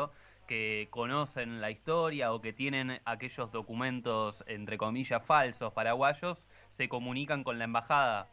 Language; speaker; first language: Spanish; native; Spanish